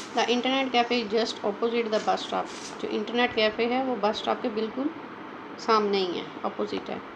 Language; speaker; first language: Urdu; native; Urdu